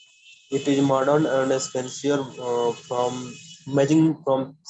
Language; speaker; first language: English; non-native, learner; Hindi